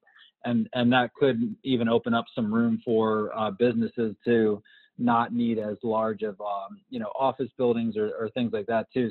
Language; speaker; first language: English; native; English